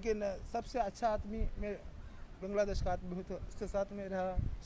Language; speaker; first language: Hindi; non-native, local second language; Malayalam